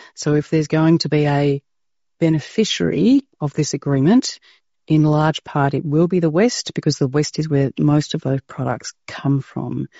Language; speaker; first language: English; native; English